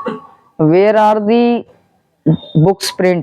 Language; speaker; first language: English; non-native, learner; Hindi